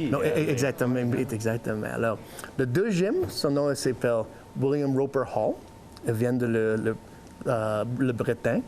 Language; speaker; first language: French; non-native, learner; English